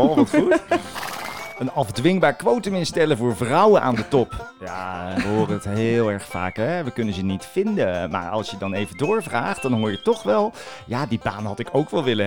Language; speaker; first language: Dutch; native; Dutch